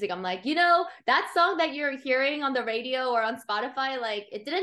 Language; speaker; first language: English; early bilingual, other home language; Korean